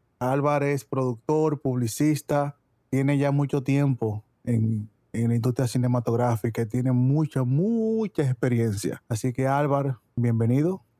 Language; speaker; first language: Spanish; native; Spanish